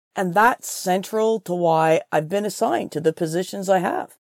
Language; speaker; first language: English; native; English